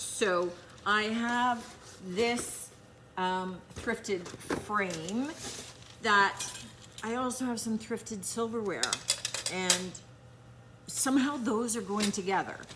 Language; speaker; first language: English; native; English